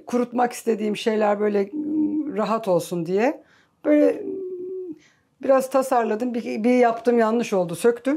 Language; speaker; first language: Turkish; native; Turkish